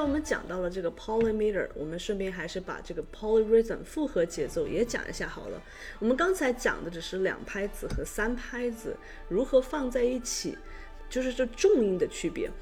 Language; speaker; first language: Chinese; native; Chinese